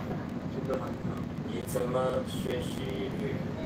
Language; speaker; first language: Chinese; non-native, learner; Japanese